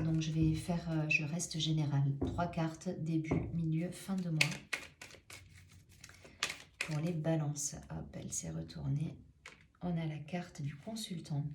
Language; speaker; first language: French; native; French